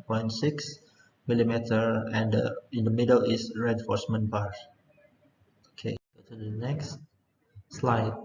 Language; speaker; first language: English; non-native, learner; Indonesian